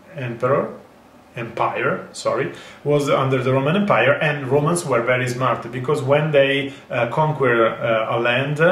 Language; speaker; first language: English; non-native, fluent; Italian